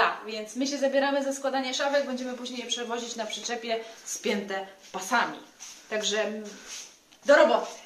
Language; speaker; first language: Polish; native; Polish